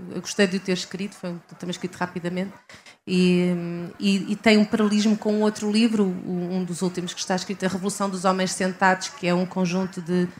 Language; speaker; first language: Portuguese; native; Portuguese